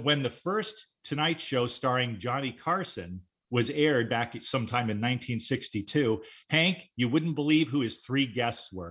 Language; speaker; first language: English; native; English